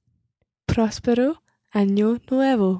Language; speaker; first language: Spanish; non-native, learner; English